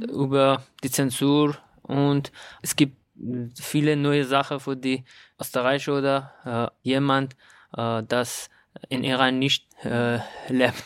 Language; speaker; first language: German; non-native, learner; Persian